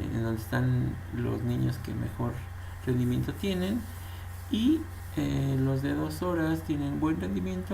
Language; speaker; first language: Spanish; native; Spanish